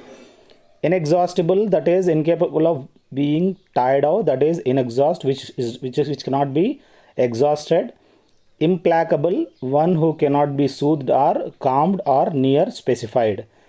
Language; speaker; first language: English; non-native, local second language; Telugu